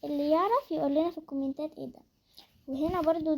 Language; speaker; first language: Arabic; native; Arabic